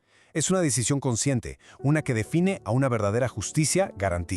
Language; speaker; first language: Spanish; native; Spanish